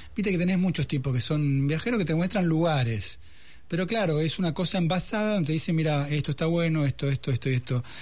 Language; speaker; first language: Spanish; native; Spanish